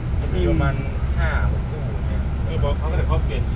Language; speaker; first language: Thai; native; Thai